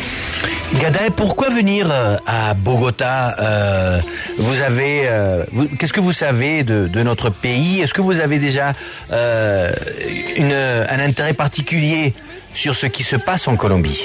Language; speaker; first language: French; non-native, fluent; Spanish